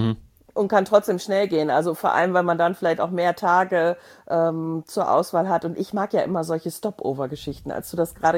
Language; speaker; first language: German; native; German